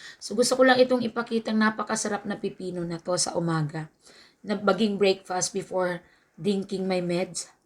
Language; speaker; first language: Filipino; native; Filipino